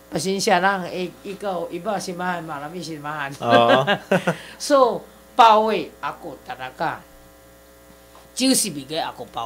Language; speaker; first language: Filipino; non-native, learner; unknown